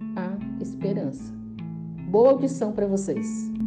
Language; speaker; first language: Portuguese; native; Portuguese